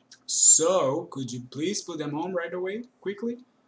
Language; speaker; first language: English; non-native, fluent; Portuguese